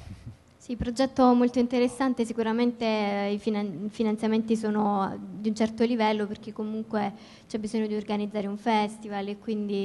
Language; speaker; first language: Italian; native; Italian